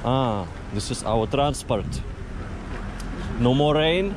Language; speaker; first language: English; non-native, fluent; Russian